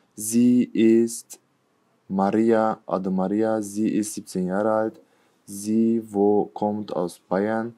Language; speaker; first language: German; non-native, fluent; Turkish